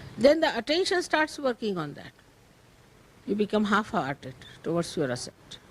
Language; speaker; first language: English; non-native, local second language; Marathi